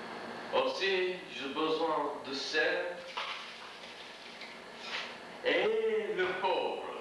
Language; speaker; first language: French; non-native, learner; English